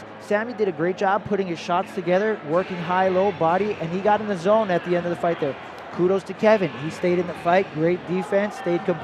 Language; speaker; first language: English; native; English